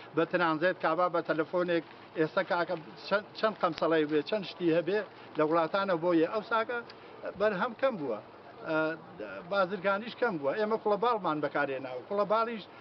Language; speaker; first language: Central Kurdish; non-native, local second language; Gurani